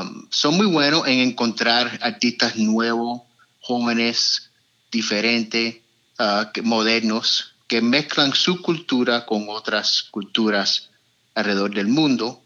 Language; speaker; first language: Spanish; early bilingual, heritage; Spanish